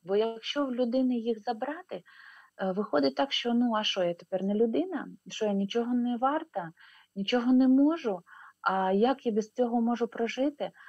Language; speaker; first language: Ukrainian; non-native, local second language; Russian